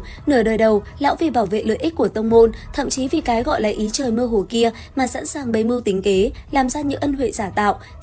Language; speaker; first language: Vietnamese; native; Vietnamese